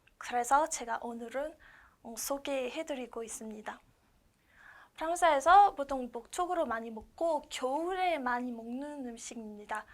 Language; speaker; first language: Korean; non-native, learner; French